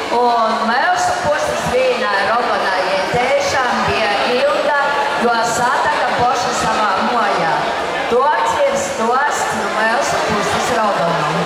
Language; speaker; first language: Latvian; native; Latvian